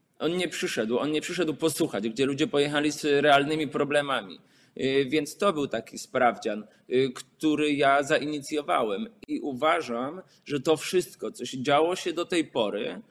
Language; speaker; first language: Polish; native; Polish